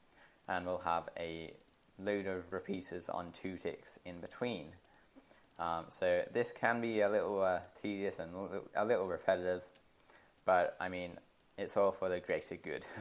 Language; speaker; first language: English; native; English